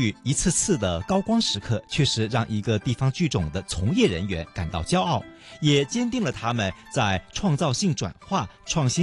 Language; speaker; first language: Chinese; native; Chinese